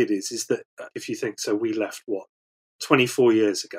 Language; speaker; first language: English; native; English